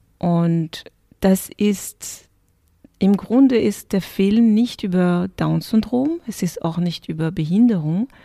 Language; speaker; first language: German; non-native, fluent; French